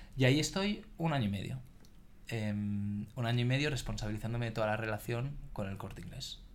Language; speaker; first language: Spanish; native; Spanish